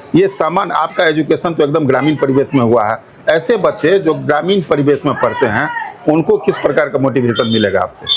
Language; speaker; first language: Hindi; native; Hindi